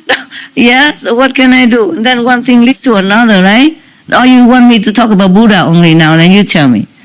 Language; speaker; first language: English; non-native, fluent; Vietnamese